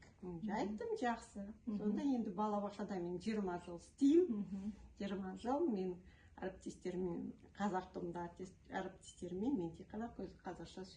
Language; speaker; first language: Kazakh; non-native, local second language; Russian